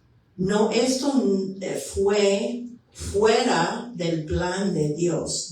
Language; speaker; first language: Spanish; non-native, fluent; English